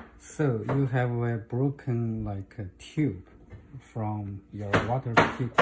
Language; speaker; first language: English; non-native, fluent; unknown